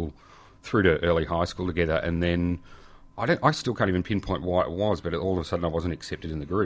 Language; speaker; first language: English; native; English